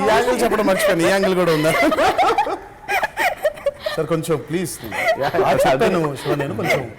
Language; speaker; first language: Telugu; native; Telugu